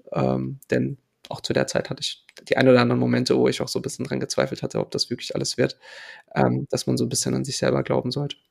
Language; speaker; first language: German; early bilingual, other home language; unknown